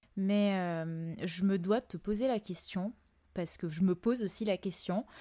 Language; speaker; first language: French; non-native, local second language; Malagasy